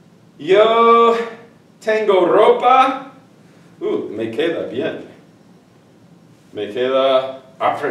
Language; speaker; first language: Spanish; non-native, fluent; English